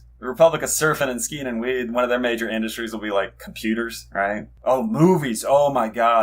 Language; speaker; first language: English; native; English